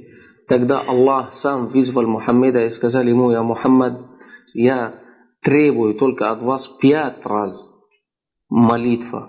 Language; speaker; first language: Russian; non-native, fluent; Arabic